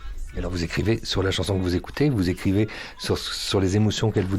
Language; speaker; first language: French; native; French